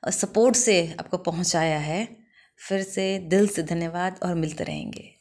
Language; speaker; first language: Hindi; non-native, local second language; Gujarati